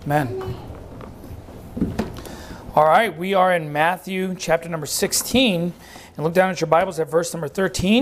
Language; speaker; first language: English; native; English